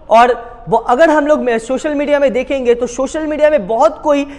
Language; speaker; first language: Hindi; non-native, local second language; Bangla